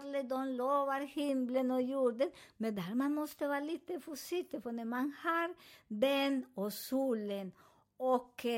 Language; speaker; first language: Swedish; non-native, learner; Spanish